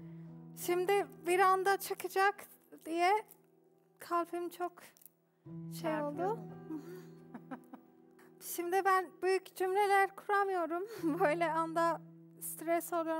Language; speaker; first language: Turkish; non-native, learner; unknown